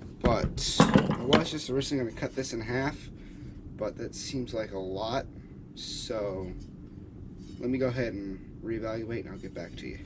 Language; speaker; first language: English; native; English